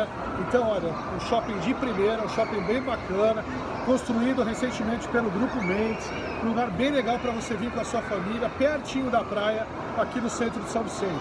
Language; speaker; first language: Portuguese; native; Portuguese